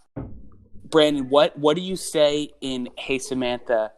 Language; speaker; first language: English; native; English